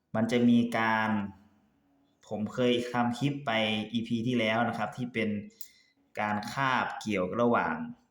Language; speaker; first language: Thai; native; Thai